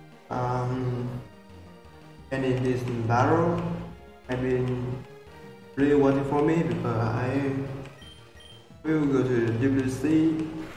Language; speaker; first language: English; non-native, learner; Vietnamese